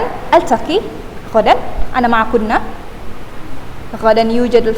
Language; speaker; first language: Arabic; non-native, fluent; Indonesian